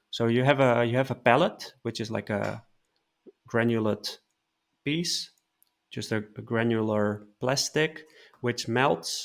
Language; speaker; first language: English; non-native, fluent; Dutch